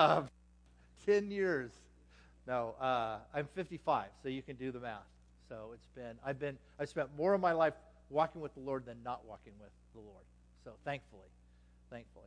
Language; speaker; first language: English; native; English